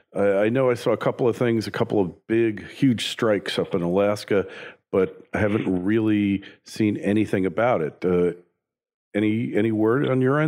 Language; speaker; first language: English; native; English